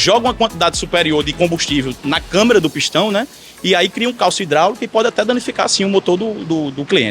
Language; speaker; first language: Portuguese; native; Portuguese